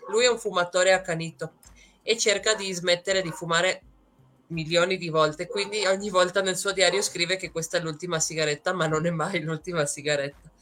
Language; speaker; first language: Italian; native; Italian